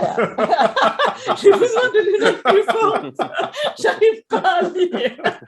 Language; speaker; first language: French; non-native, fluent; Swedish